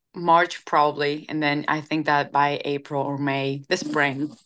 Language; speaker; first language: English; non-native, fluent; Spanish